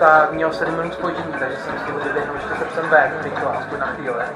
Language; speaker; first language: Czech; native; Czech